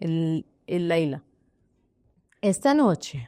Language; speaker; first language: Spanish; non-native, learner; Arabic